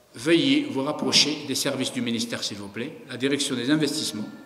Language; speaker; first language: French; non-native, local second language; Arabic